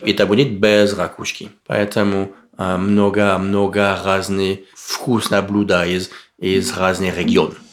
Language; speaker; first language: Russian; non-native, learner; French